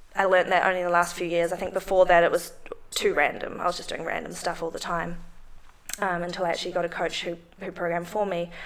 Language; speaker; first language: English; native; English